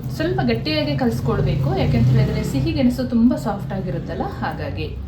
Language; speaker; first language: Kannada; non-native, local second language; Kodava